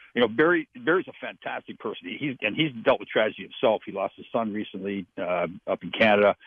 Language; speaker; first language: English; native; English